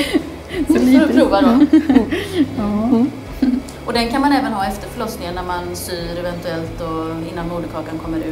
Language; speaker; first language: Swedish; native; Swedish